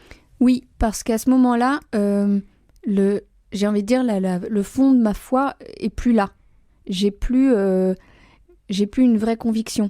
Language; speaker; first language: French; native; French